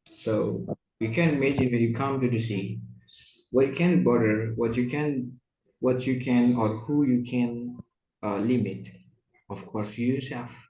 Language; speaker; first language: English; non-native, fluent; Indonesian